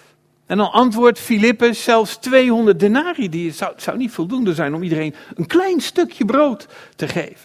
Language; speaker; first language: Dutch; native; Dutch